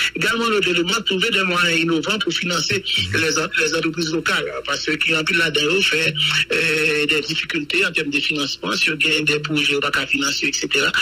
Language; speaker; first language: French; non-native, local second language; Haitian Creole